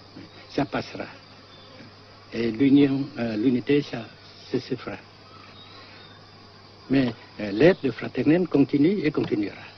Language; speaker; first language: French; non-native, fluent; Vietnamese